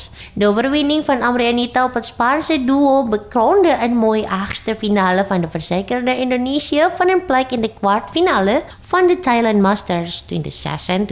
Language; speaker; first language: Dutch; non-native, fluent; Indonesian